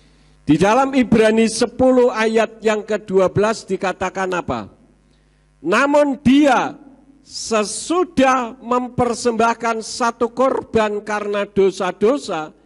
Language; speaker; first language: Indonesian; native; Indonesian